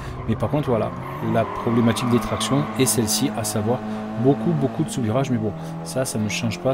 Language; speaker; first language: French; native; French